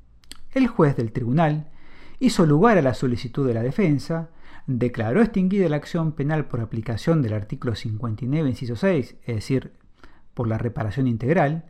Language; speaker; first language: Spanish; native; Spanish